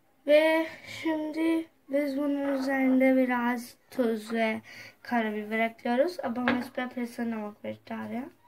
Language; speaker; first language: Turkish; non-native, learner; Urdu